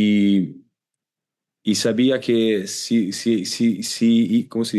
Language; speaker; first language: Spanish; non-native, learner; Italian